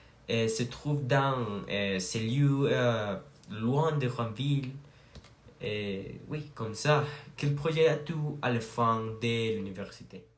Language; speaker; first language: French; non-native, learner; Spanish